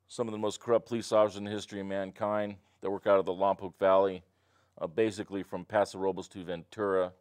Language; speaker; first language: English; native; English